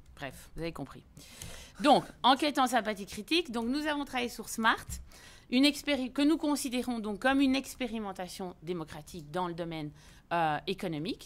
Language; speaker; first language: French; native; French